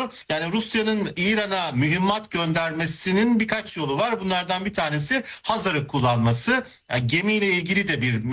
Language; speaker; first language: Turkish; native; Turkish